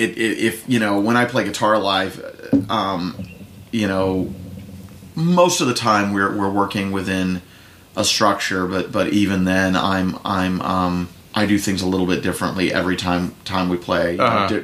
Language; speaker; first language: English; native; English